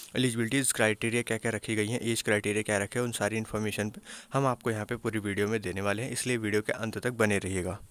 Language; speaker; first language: Hindi; native; Hindi